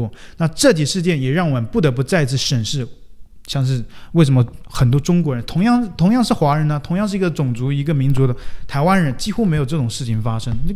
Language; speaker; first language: Chinese; native; Chinese